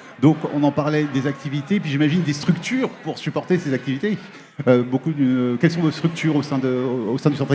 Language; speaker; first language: French; native; French